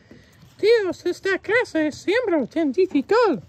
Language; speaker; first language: Spanish; non-native, learner; English